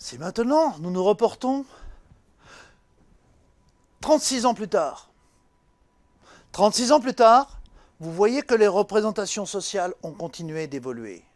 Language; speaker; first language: French; native; French